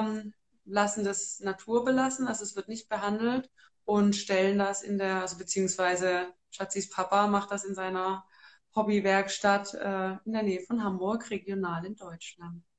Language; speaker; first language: German; native; German